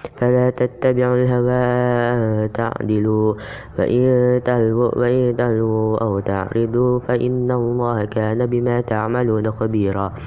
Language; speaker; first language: Arabic; non-native, learner; Indonesian